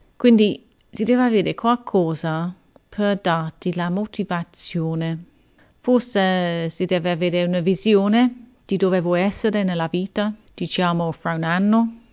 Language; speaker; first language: Italian; non-native, fluent; English